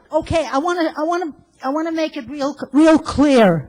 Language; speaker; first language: English; native; English